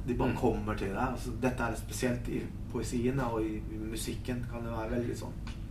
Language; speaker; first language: Norwegian; early bilingual, other home language; Spanish